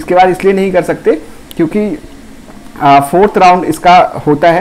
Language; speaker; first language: Hindi; native; Hindi